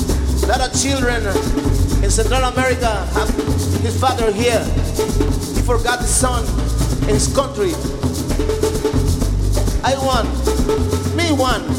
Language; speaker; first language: English; non-native, learner; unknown